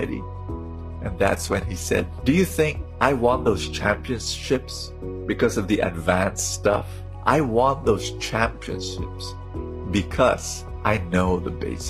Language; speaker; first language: English; non-native, local second language; Filipino